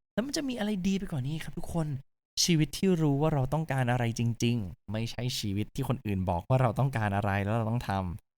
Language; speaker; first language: Thai; native; Thai